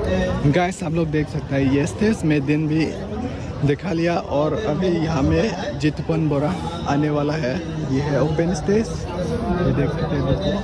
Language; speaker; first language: Hindi; non-native, local second language; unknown